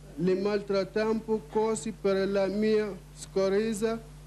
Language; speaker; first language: Italian; non-native, learner; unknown